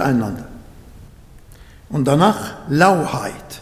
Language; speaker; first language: German; non-native, fluent; Arabic